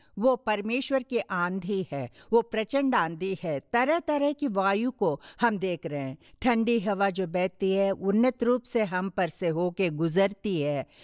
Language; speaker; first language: Hindi; non-native, local second language; Tamil